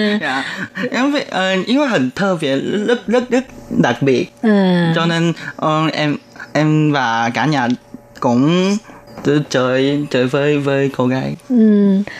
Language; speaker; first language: Vietnamese; non-native, learner; Chinese